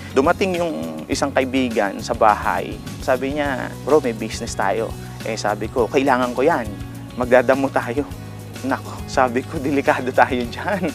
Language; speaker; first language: Filipino; non-native, local second language; Cebuano